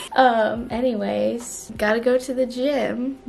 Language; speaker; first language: English; native; English